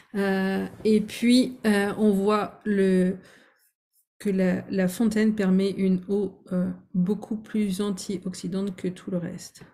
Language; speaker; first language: French; native; French